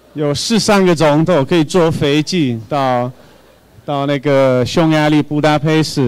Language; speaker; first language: Chinese; non-native, fluent; Hungarian